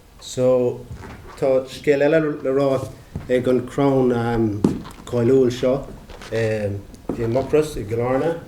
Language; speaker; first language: Irish; non-native, local second language; English